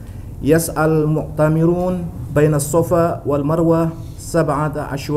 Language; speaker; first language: Arabic; non-native, learner; Indonesian